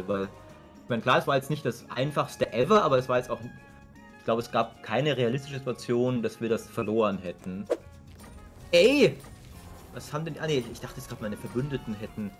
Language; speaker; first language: German; native; German